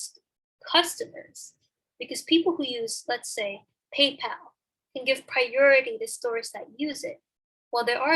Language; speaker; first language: English; non-native, fluent; Indonesian